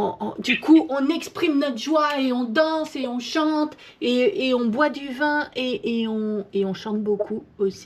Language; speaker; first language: French; native; French